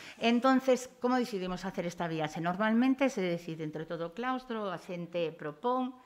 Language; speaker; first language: Galician; native; Galician